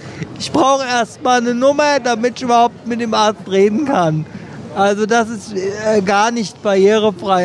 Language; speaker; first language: German; native; German